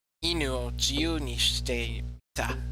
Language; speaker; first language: Japanese; non-native, learner; English